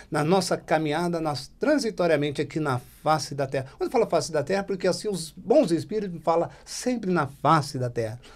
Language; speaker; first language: Portuguese; native; Portuguese